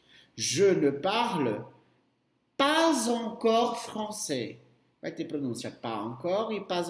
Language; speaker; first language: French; non-native, fluent; Portuguese